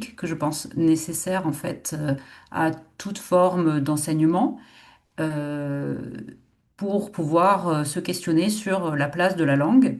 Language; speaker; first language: French; native; French